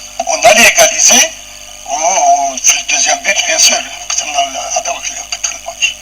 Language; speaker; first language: Arabic; native; Arabic